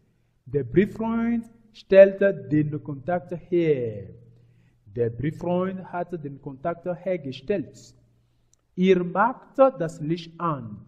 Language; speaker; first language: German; non-native, learner; French